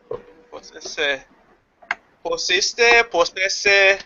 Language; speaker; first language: Greek; non-native, learner; English